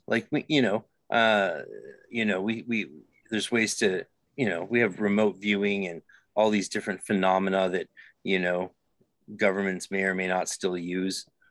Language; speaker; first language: English; native; English